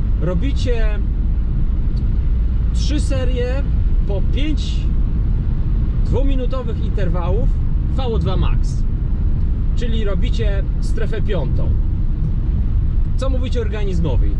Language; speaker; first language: Polish; native; Polish